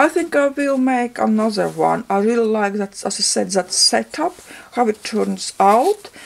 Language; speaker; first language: English; non-native, fluent; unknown